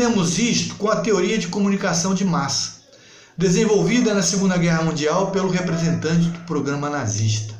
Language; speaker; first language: Portuguese; native; Portuguese